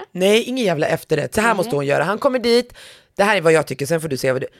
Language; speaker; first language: Swedish; early bilingual, other home language; Arabic